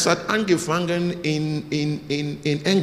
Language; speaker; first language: German; non-native, learner; English